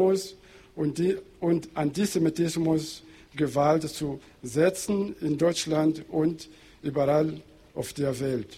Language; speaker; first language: German; non-native, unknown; Portuguese